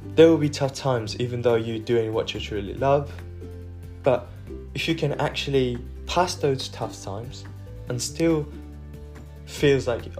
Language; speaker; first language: English; non-native, fluent; Japanese